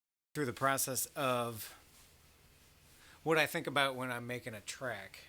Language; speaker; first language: English; native; English